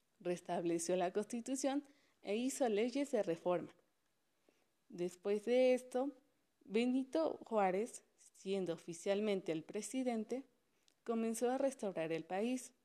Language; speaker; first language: Spanish; native; Spanish